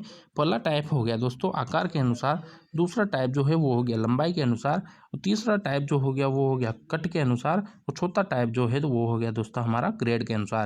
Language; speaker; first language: Hindi; native; Hindi